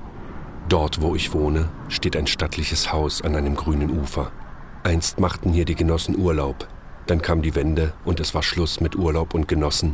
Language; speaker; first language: German; native; German